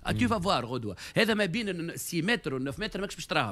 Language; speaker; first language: Arabic; native; Arabic